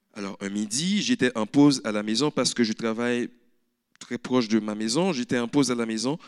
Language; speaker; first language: French; native; French